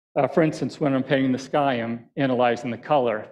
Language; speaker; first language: English; native; English